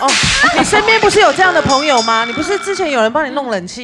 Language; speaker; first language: Chinese; native; Chinese